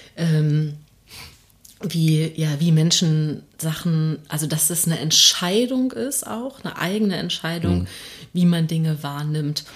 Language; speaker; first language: German; native; German